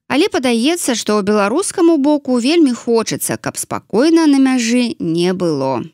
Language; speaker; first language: Belarusian; native; Belarusian